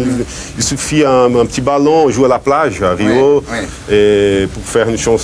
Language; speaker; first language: French; non-native, fluent; Portuguese